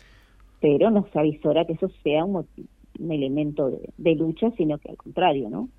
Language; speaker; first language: Spanish; native; Spanish